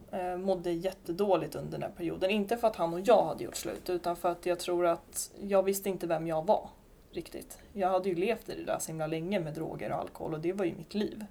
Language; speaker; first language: Swedish; native; Swedish